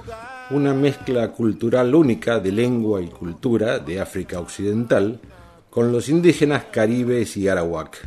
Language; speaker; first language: Spanish; native; Spanish